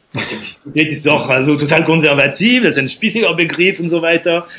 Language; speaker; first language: German; non-native, fluent; French